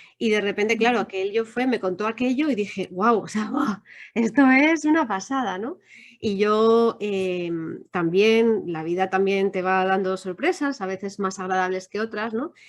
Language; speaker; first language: Spanish; native; Spanish